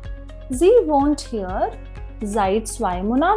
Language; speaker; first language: German; non-native, fluent; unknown